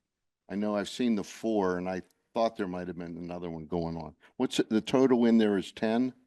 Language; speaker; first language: English; native; English